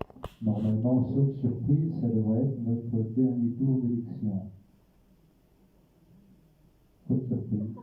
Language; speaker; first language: French; native; French